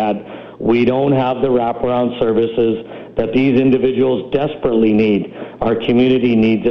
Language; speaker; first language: English; native; English